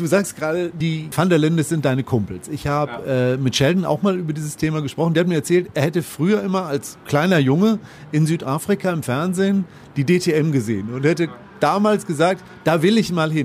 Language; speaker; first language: German; native; German